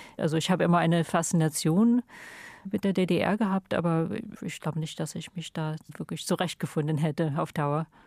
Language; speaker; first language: German; non-native, fluent; English